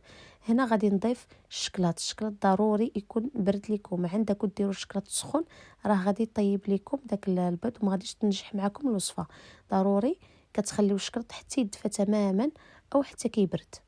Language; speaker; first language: Arabic; native; Arabic